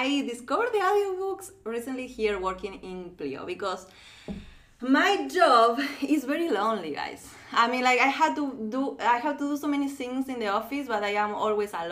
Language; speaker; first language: English; non-native, fluent; Spanish